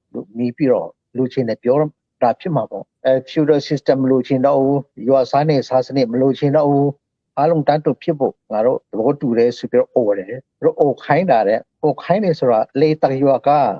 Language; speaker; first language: Burmese; non-native, local second language; Hakha Chin